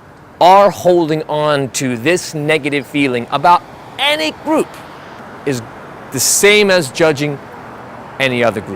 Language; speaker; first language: English; native; English